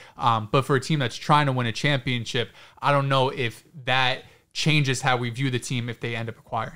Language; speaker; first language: English; native; English